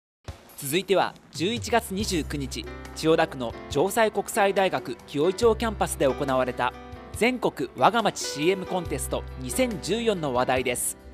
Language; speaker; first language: Japanese; native; Japanese